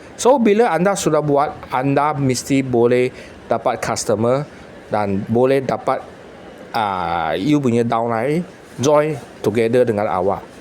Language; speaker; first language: Malay; non-native, local second language; Chinese